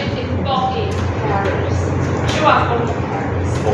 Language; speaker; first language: English; non-native, learner; Chinese